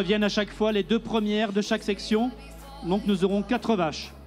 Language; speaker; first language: French; native; French